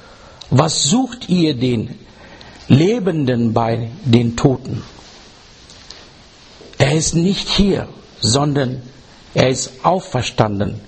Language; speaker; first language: German; non-native, fluent; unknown